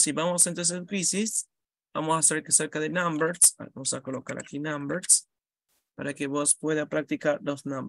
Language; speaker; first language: Spanish; native; Spanish